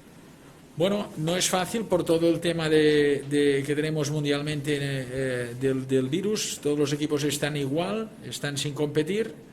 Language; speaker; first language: Spanish; non-native, local second language; Catalan